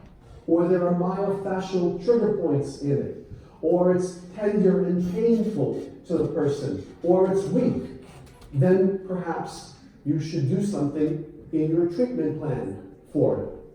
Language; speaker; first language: English; native; English